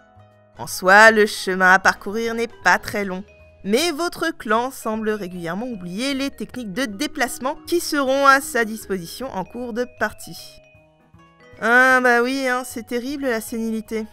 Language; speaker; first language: French; native; French